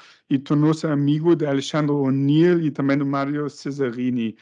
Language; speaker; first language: Portuguese; non-native, fluent; German